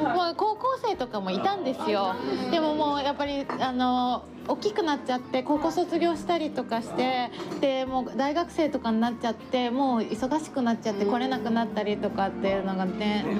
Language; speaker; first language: Japanese; native; Japanese